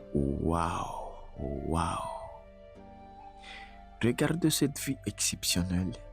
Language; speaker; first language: French; non-native, local second language; Swahili